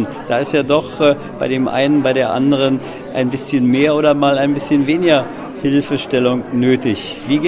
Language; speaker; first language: German; native; German